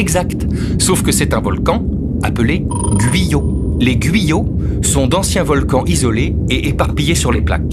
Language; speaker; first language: French; native; French